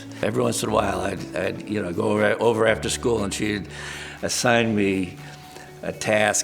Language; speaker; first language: English; native; English